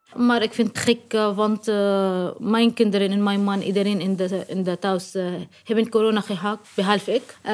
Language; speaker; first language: Dutch; non-native, fluent; Arabic